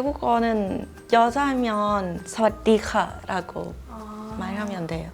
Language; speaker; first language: Korean; non-native, fluent; Thai